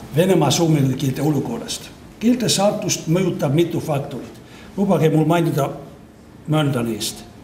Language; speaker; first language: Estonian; non-native, fluent; Hungarian